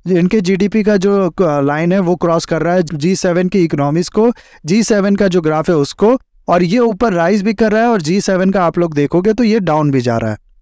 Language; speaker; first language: Hindi; native; Hindi